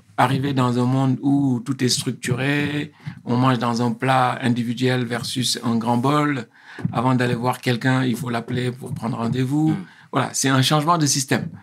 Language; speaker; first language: French; non-native, local second language; Wolof